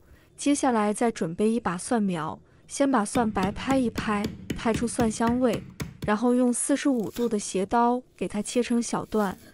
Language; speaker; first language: Chinese; native; Chinese